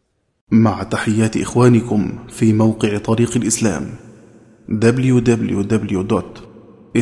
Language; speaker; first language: Arabic; native; Arabic